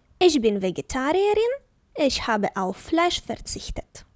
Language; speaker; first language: German; non-native, fluent; Ukrainian